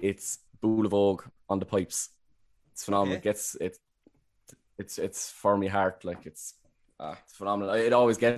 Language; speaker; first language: English; native; English